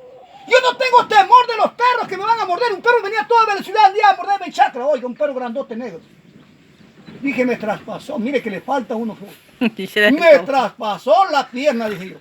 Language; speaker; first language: Spanish; native; Spanish